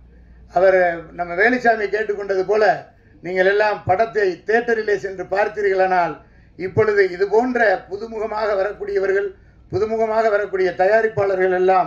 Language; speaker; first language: Tamil; native; Tamil